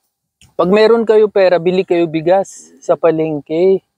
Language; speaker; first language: Filipino; non-native, learner; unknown